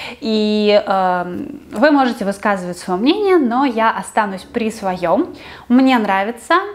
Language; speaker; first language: Russian; native; Russian